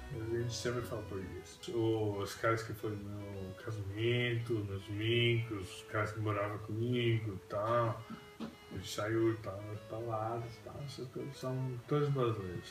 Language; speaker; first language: Portuguese; non-native, fluent; English